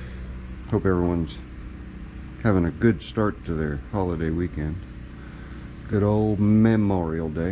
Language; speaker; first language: English; native; English